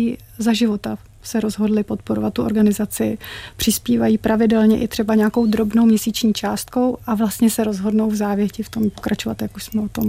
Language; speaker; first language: Czech; native; Czech